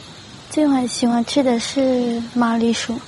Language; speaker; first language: Chinese; non-native, local second language; Tibetan